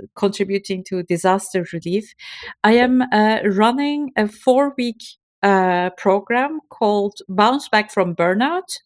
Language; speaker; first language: English; non-native, fluent; Turkish